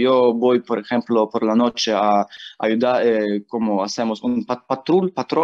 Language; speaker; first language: Spanish; non-native, learner; Ukrainian